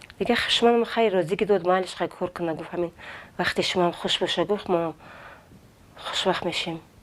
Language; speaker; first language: Tajik; non-native, fluent; Avaric